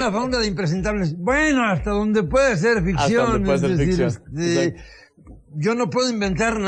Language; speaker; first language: Spanish; native; Spanish